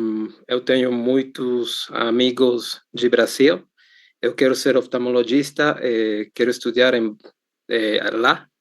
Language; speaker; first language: Portuguese; non-native, learner; Spanish